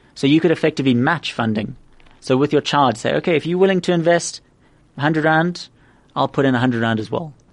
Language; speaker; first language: English; native; English